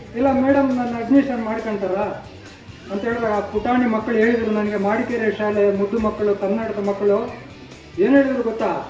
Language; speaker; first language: Kannada; non-native, local second language; Urdu